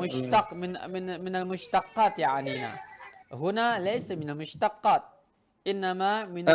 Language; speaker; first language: Arabic; non-native, fluent; Indonesian